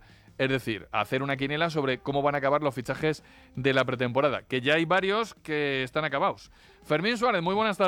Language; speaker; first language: Spanish; native; Spanish